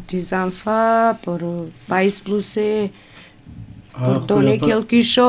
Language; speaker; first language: French; non-native, learner; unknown